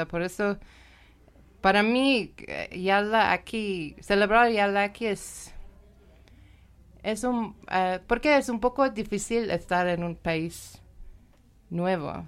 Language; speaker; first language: Spanish; non-native, learner; Persian